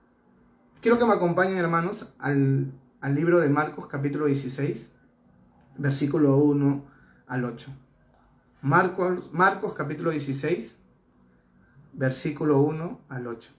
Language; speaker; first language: Spanish; native; Spanish